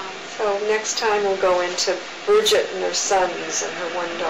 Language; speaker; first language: English; native; English